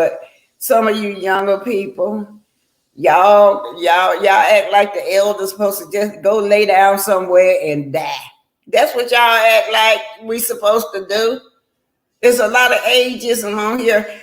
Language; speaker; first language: English; native; English